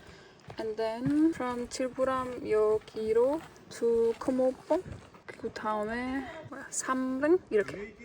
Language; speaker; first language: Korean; non-native, learner; English